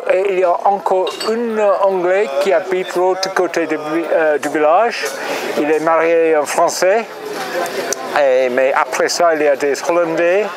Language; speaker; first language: French; non-native, learner; English